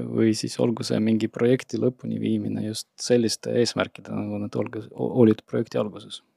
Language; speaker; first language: Estonian; non-native, local second language; Russian